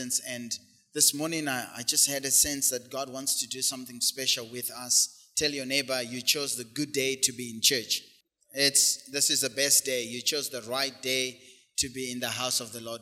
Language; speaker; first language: English; non-native, local second language; Shona